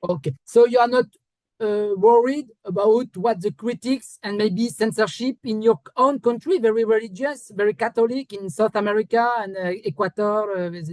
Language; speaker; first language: English; non-native, learner; French